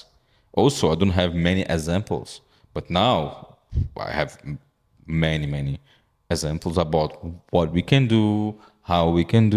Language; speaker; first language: English; non-native, fluent; Portuguese